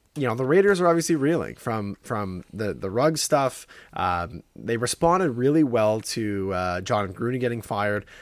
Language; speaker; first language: English; native; English